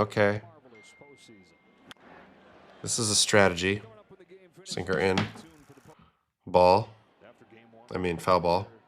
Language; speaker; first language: English; native; English